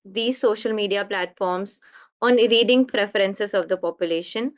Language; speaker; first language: English; non-native, local second language; Hindi